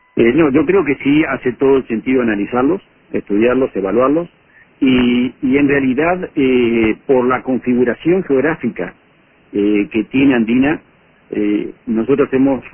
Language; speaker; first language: Spanish; native; Spanish